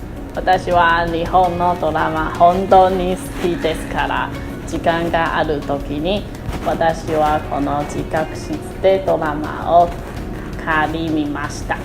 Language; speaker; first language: Japanese; non-native, learner; Chinese